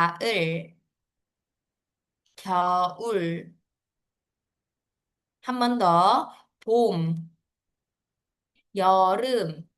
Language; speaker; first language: Korean; non-native, learner; Filipino